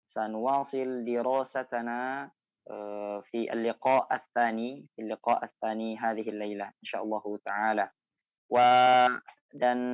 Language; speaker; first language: Arabic; non-native, fluent; Indonesian